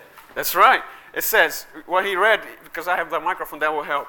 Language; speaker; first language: English; early bilingual, other home language; Portuguese